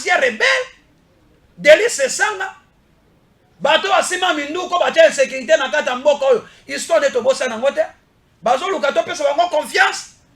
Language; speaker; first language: Lingala; non-native, local second language; Mongo